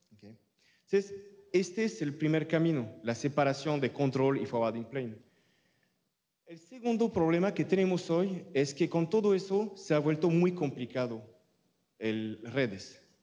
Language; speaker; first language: Spanish; non-native, fluent; French